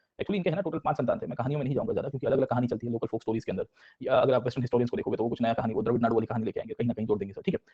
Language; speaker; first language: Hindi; non-native, local second language; Gujarati